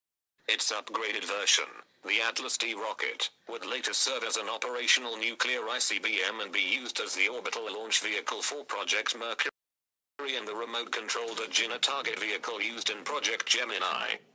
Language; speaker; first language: English; native; English